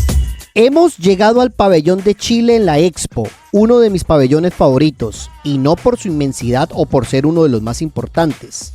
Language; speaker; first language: Spanish; native; Spanish